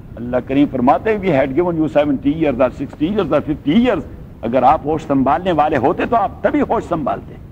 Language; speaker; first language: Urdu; non-native, local second language; Pashto